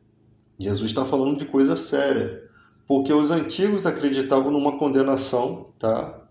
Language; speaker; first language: Portuguese; native; Portuguese